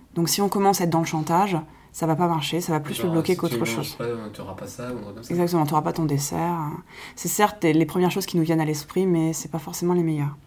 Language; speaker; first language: French; native; French